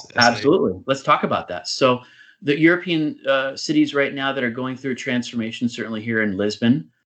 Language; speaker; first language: English; native; English